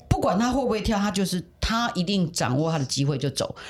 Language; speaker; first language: Chinese; native; Chinese